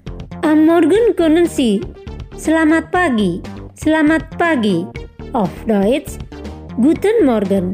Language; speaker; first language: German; non-native, fluent; Indonesian